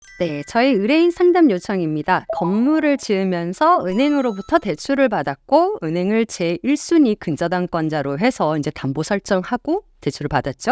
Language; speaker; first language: Korean; native; Korean